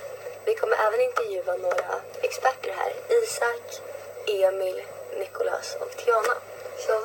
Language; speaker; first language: Swedish; native; Swedish